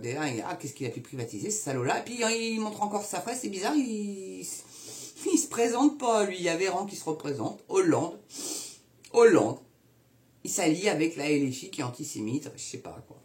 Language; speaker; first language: French; native; French